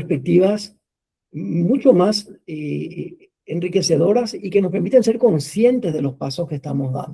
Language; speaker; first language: Spanish; native; Spanish